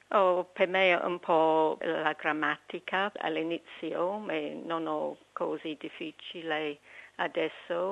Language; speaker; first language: Italian; non-native, learner; English